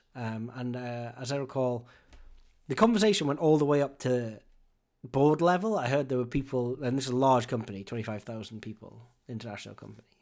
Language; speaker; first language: English; native; English